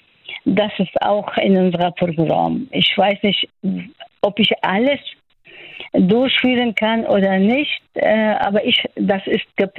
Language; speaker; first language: German; non-native, fluent; Persian